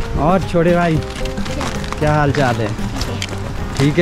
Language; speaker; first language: Hindi; non-native, local second language; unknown